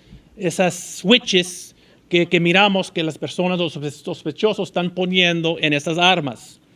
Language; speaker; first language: Spanish; early bilingual, heritage; Spanish